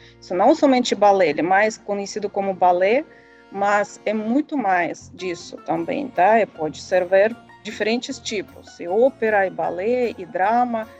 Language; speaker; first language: Portuguese; non-native, learner; Russian